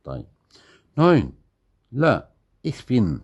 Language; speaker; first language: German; non-native, fluent; Arabic